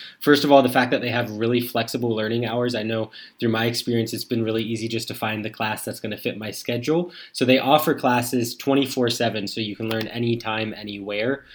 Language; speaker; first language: English; native; English